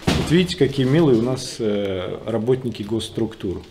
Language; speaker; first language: Russian; native; Russian